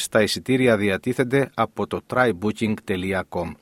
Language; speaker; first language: Greek; native; Greek